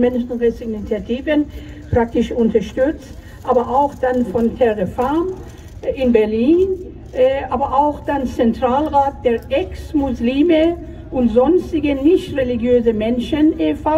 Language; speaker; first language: German; non-native, fluent; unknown